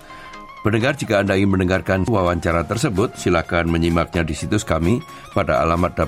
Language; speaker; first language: Indonesian; native; Indonesian